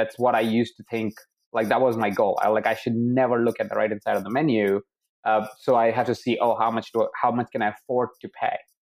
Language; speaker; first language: English; non-native, local second language; Hindi